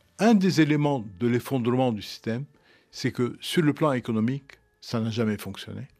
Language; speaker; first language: French; non-native, local second language; Arabic